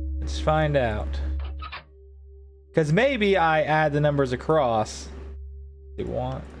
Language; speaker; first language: English; native; English